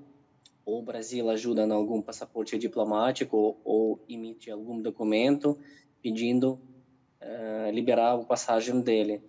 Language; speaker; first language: Portuguese; non-native, fluent; Ukrainian